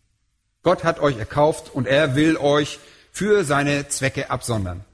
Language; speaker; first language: German; native; German